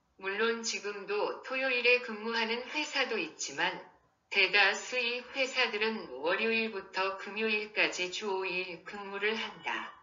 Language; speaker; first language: Korean; non-native, learner; Vietnamese